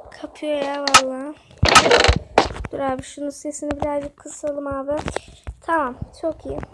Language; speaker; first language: Turkish; native; Turkish